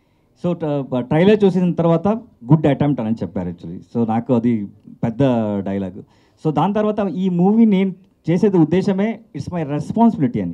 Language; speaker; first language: Telugu; non-native, learner; Kannada